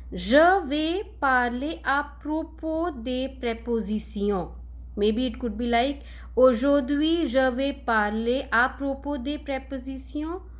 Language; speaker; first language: French; non-native, fluent; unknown